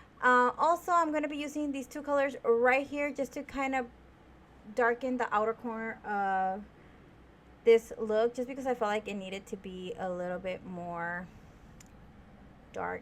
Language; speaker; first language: English; native; English